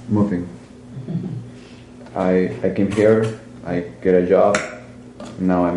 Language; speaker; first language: English; non-native, learner; Spanish